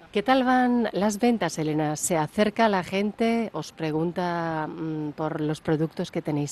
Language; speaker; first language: Spanish; native; Spanish